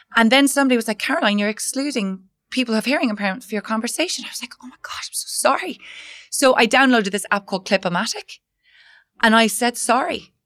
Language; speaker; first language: English; native; English